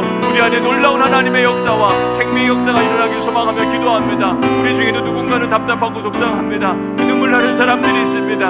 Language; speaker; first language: Korean; native; Korean